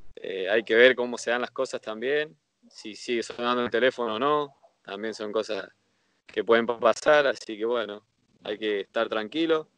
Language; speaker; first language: Spanish; native; Spanish